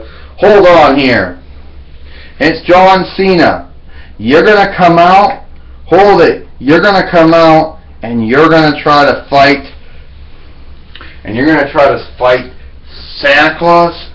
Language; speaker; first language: English; native; English